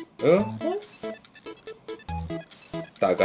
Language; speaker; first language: Chinese; non-native, learner; Japanese